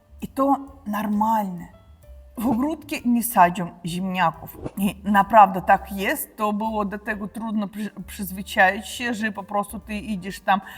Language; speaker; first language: Polish; non-native, learner; Russian